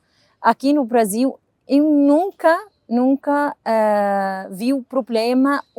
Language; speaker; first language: Portuguese; non-native, learner; Arabic